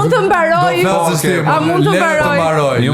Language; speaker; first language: Albanian; native; Albanian